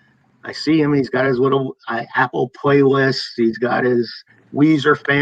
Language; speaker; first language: English; native; English